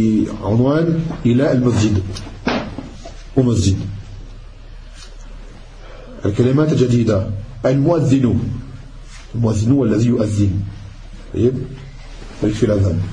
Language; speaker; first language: Arabic; non-native, fluent; French